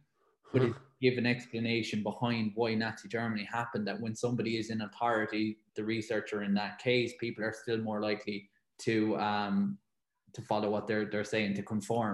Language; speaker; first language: English; native; English